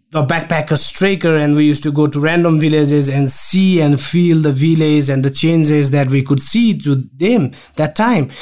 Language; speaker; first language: English; non-native, local second language; Nepali